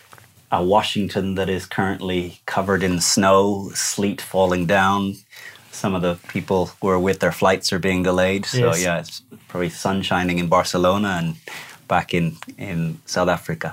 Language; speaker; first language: English; native; English